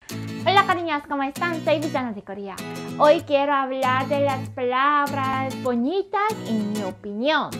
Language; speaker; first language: Spanish; non-native, learner; Korean